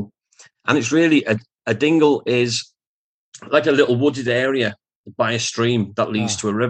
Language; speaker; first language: English; native; English